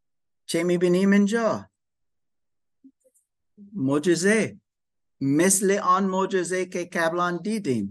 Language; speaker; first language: Persian; non-native, learner; German